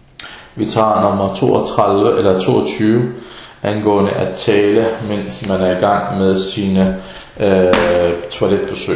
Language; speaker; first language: Danish; early bilingual, other home language; Arabic